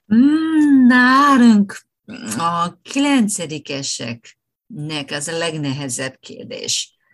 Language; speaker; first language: Hungarian; non-native, fluent; Japanese